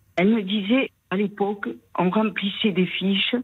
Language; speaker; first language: French; native; French